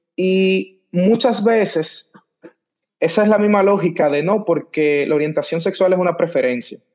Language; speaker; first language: Spanish; native; Spanish